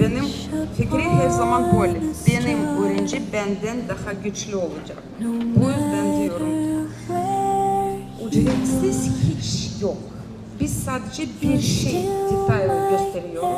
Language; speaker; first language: Turkish; non-native, learner; Russian